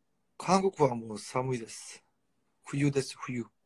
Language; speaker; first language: Japanese; non-native, fluent; Korean